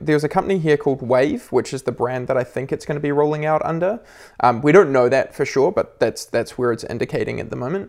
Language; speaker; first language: English; native; English